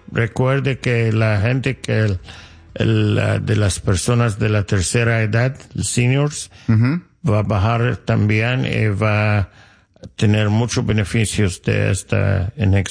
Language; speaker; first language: Spanish; non-native, learner; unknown